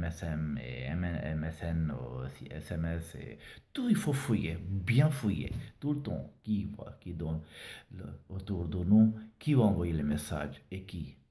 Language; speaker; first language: French; non-native, learner; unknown